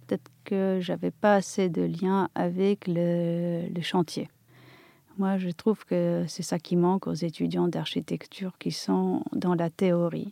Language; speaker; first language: French; non-native, fluent; Polish